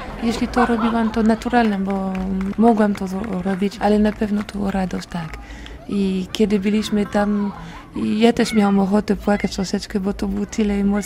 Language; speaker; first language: Polish; non-native, learner; French